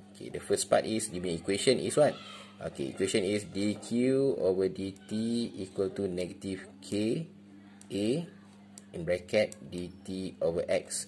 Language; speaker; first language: English; non-native, local second language; Malay